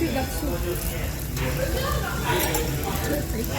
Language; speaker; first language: English; non-native, local second language; Filipino